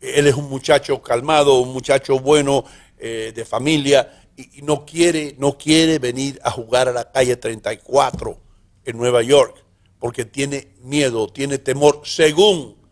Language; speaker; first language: Spanish; early bilingual, heritage; Spanish